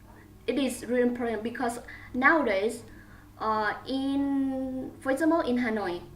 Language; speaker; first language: English; non-native, learner; Vietnamese